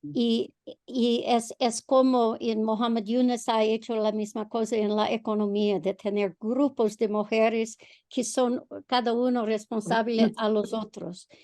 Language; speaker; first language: Spanish; non-native, fluent; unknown